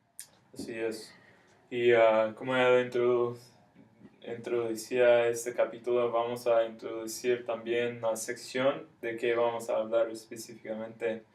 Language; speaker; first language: Spanish; non-native, fluent; English